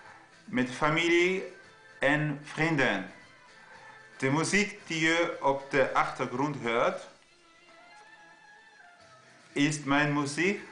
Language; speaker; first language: Dutch; non-native, learner; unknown